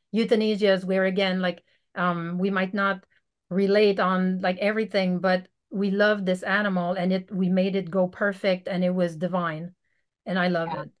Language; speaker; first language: English; native; English